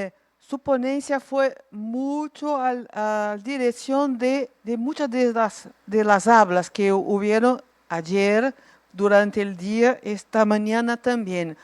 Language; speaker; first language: Spanish; non-native, local second language; Portuguese